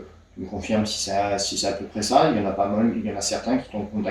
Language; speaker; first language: French; native; French